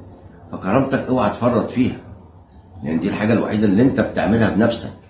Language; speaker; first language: Arabic; native; Arabic